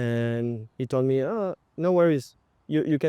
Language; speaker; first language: English; non-native, fluent; French